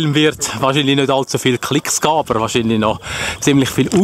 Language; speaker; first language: German; native; German